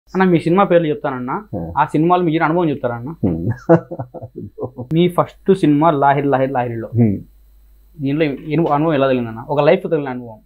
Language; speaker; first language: Telugu; native; Telugu